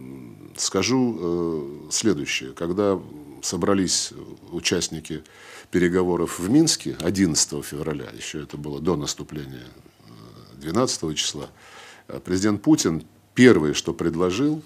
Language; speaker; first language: Russian; native; Russian